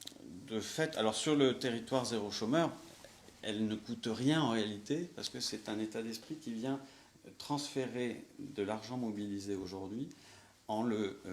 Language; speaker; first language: French; native; French